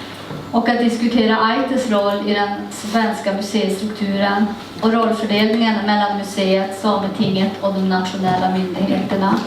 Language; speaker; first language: Swedish; native; Swedish